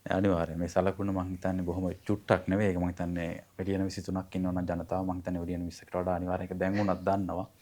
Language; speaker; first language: Sinhala; native; Sinhala